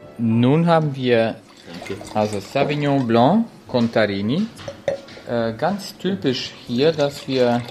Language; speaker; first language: German; non-native, fluent; Croatian